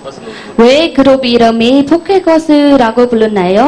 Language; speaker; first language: Korean; non-native, learner; Khmer